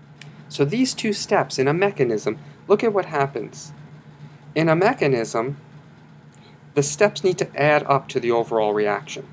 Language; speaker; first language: English; native; English